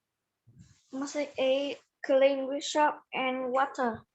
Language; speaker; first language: English; non-native, learner; Vietnamese